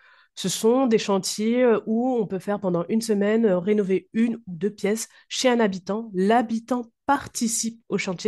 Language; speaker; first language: French; native; French